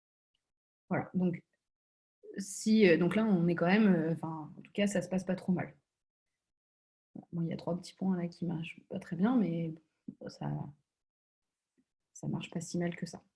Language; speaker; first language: French; native; French